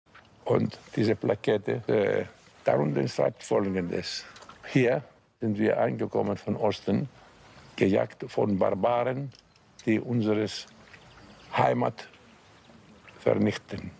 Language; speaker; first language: German; non-native, fluent; Greek